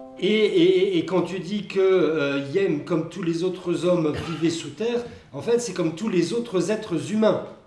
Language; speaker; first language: French; native; French